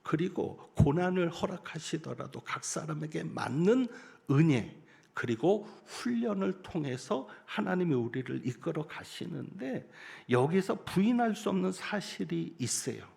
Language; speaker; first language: Korean; native; Korean